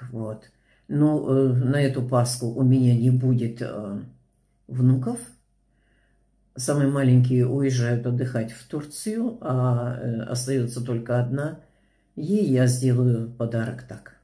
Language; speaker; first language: Russian; native; Russian